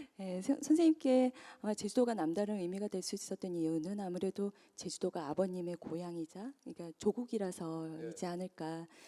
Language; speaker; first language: Korean; early bilingual, heritage; Korean